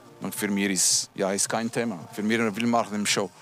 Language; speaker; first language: German; non-native, local second language; Italian